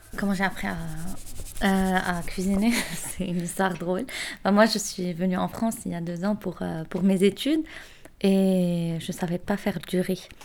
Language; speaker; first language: French; non-native, local second language; Arabic